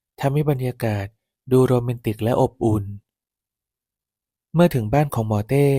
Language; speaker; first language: Thai; native; Thai